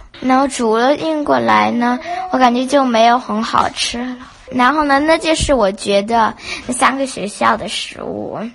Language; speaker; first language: Chinese; early bilingual, heritage; Chinese